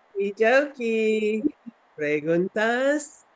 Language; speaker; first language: Spanish; non-native, learner; English